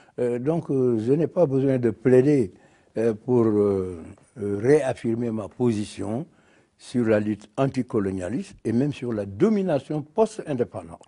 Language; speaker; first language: French; non-native, local second language; Wolof